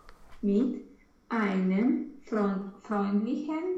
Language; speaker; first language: German; non-native, learner; Romanian